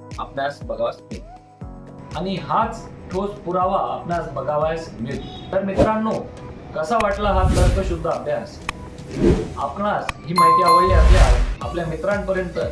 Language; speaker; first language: Marathi; native; Marathi